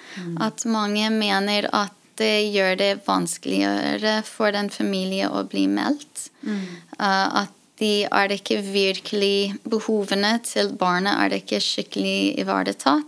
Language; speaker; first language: Norwegian; non-native, fluent; English